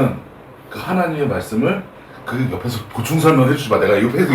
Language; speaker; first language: Korean; native; Korean